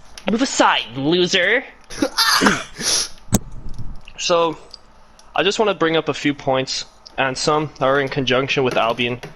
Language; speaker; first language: English; native; English